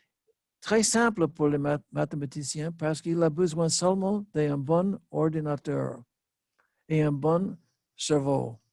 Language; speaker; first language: French; non-native, learner; English